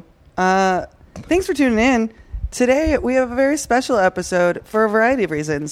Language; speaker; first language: English; native; English